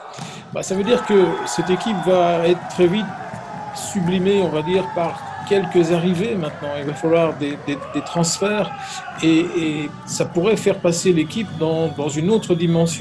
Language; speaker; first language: French; native; French